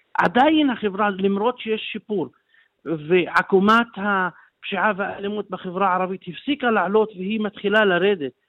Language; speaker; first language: Hebrew; non-native, local second language; Arabic